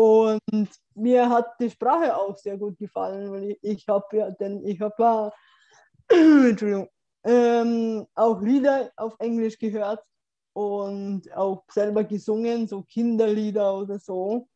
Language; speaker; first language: German; non-native, fluent; Bulgarian